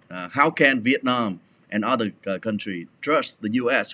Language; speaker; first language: English; non-native, fluent; Vietnamese